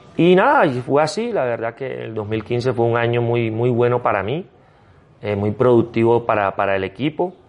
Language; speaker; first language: Spanish; native; Spanish